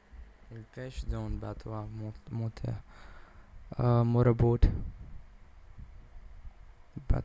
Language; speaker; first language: French; non-native, learner; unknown